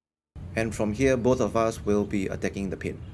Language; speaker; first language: English; native; English